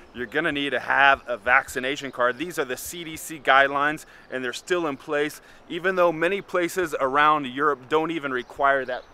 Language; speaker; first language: English; native; English